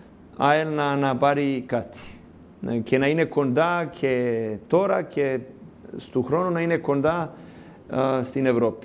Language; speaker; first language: Greek; non-native, learner; Serbian